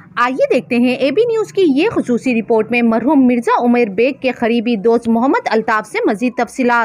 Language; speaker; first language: Hindi; non-native, local second language; Urdu